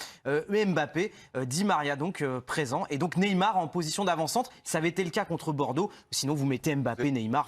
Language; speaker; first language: French; native; French